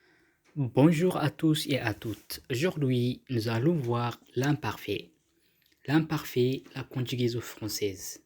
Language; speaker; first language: French; non-native, fluent; Tigrinya